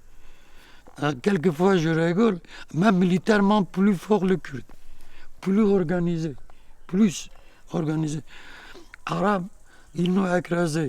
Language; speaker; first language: French; non-native, learner; Kurdish